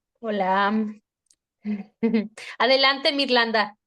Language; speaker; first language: Spanish; native; Spanish